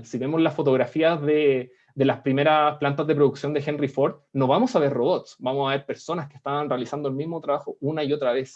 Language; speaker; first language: Spanish; native; Spanish